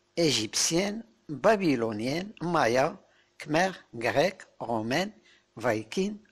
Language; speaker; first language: French; non-native, local second language; Arabic